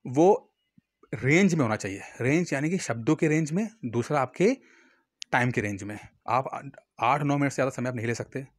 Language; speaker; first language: Hindi; native; Hindi